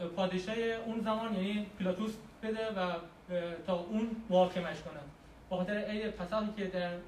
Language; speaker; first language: Persian; native; Persian